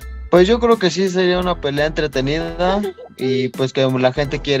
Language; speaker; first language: Spanish; native; Spanish